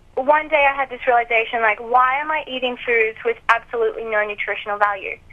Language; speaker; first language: English; native; English